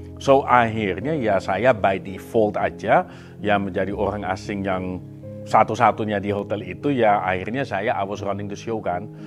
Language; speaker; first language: Indonesian; non-native, fluent; Dutch